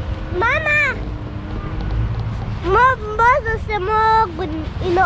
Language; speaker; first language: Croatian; early bilingual, heritage; Croatian